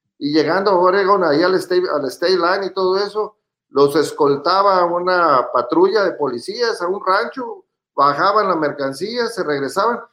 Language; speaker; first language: Spanish; native; Spanish